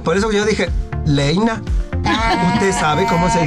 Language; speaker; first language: Spanish; native; Spanish